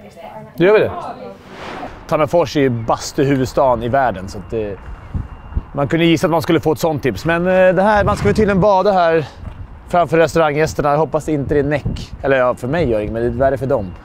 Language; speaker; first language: Swedish; native; Swedish